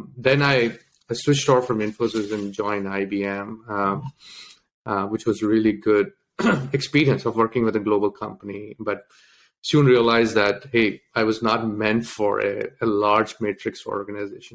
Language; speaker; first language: English; non-native, local second language; Tamil